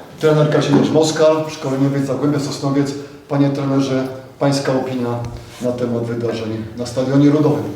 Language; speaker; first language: Polish; native; Polish